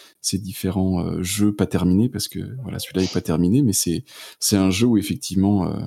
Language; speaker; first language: French; native; French